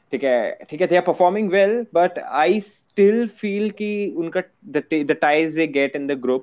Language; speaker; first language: English; non-native, local second language; Hindi